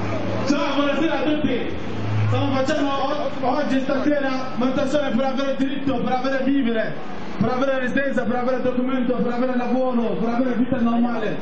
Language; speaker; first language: Italian; non-native, learner; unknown